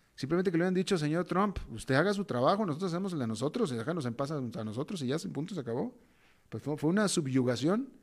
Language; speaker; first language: Spanish; native; Spanish